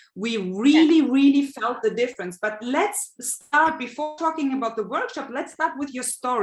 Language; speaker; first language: English; non-native, fluent; German